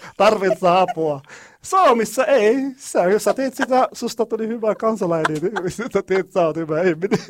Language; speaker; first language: Finnish; non-native, learner; Arabic